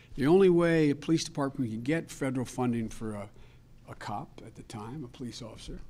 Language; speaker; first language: English; native; English